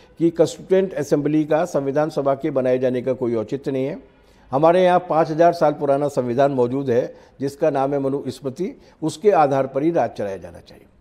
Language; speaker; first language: Hindi; native; Hindi